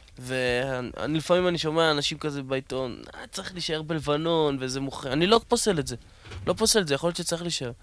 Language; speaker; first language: Hebrew; native; Hebrew